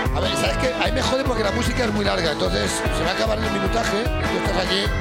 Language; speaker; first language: Spanish; native; Spanish